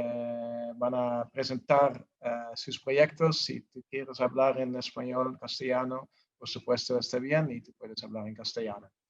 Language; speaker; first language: Spanish; non-native, learner; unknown